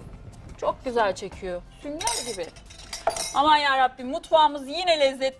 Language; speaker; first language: Turkish; native; Turkish